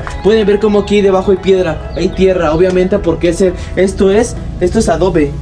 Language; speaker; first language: Spanish; native; Spanish